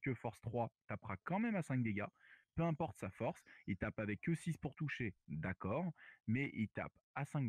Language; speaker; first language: French; native; French